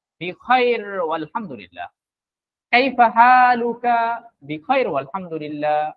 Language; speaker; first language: Arabic; non-native, fluent; Bangla